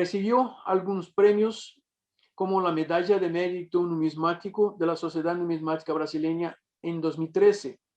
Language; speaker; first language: Spanish; non-native, fluent; Portuguese